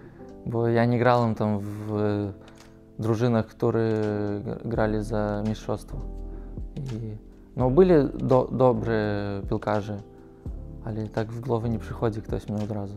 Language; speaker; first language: Polish; non-native, learner; Russian